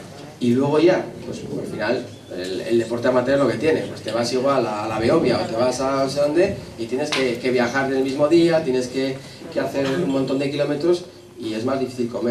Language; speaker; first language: Spanish; native; Spanish